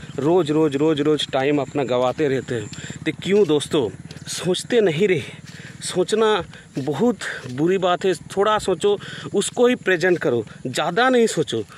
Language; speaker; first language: Hindi; non-native, local second language; Bangla